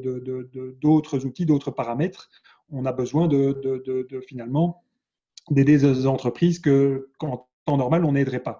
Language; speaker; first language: French; native; French